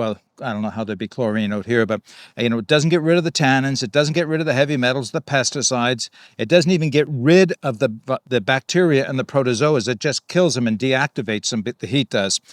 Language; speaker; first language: English; native; English